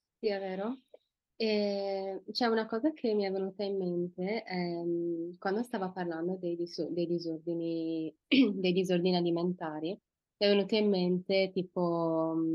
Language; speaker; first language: Italian; early bilingual, other home language; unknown